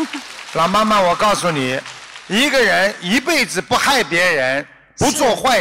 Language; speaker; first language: Chinese; native; Chinese